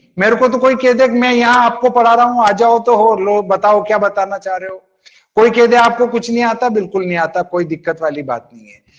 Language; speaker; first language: Hindi; native; Hindi